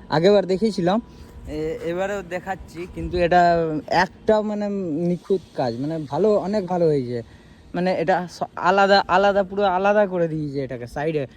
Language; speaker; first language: Bangla; non-native, learner; Hindi